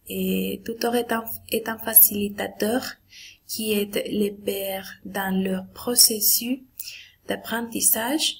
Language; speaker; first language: French; non-native, learner; Spanish